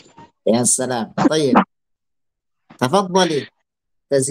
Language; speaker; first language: Arabic; non-native, fluent; Indonesian